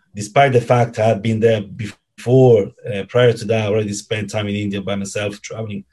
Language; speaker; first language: English; non-native, fluent; Italian